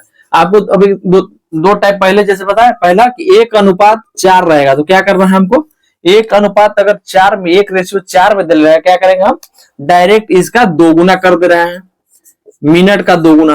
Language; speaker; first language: Hindi; native; Hindi